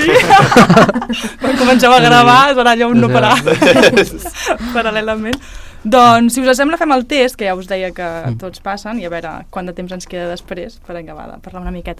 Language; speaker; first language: Catalan; native; Catalan